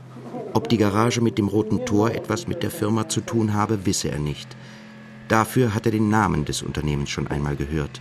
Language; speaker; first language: German; native; German